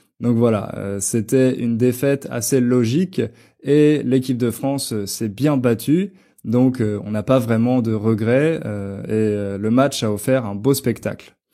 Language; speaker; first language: French; native; French